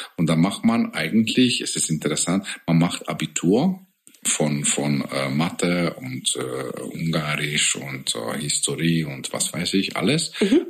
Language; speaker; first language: German; non-native, fluent; Hungarian